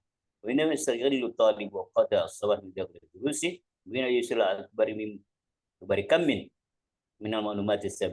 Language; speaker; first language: Arabic; non-native, fluent; Indonesian